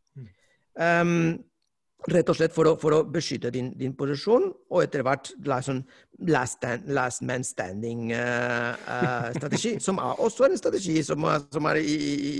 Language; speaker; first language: Norwegian; non-native, fluent; Spanish